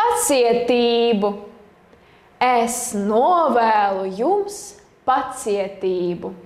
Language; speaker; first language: Latvian; non-native, local second language; Russian